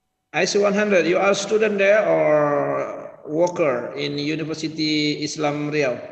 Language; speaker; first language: English; non-native, learner; Indonesian